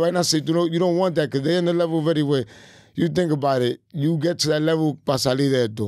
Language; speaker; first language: English; early bilingual, other home language; Spanish